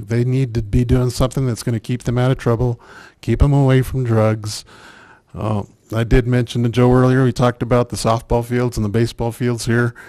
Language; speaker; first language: English; native; English